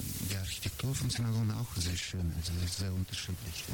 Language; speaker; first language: German; non-native, learner; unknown